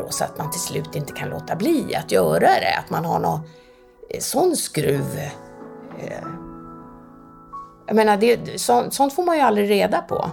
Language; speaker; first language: Swedish; native; Swedish